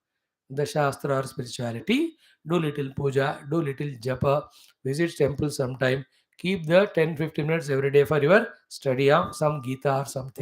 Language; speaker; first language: English; non-native, local second language; Hindi